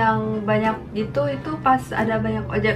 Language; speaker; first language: Indonesian; early bilingual, heritage; Korean